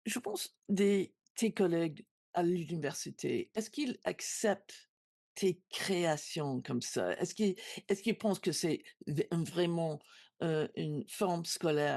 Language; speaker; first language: French; non-native, learner; English